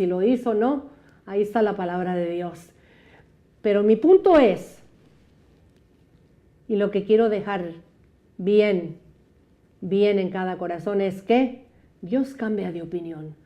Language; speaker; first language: Spanish; native; Spanish